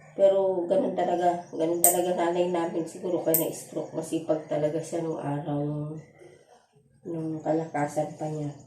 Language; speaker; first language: Filipino; native; Filipino